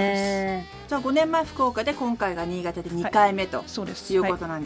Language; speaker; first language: Japanese; native; Japanese